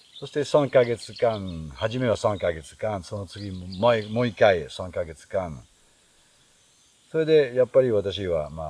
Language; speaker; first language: Japanese; non-native, fluent; French